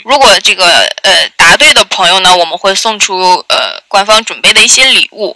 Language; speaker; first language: Chinese; native; Chinese